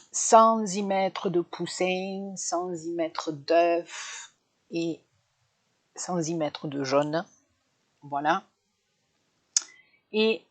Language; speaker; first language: French; native; French